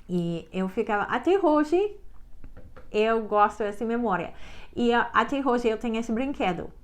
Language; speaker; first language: Portuguese; non-native, learner; English